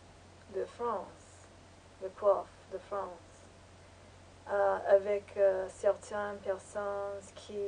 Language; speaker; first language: French; non-native, learner; English